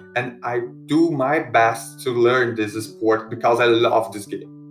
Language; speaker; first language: English; non-native, learner; Portuguese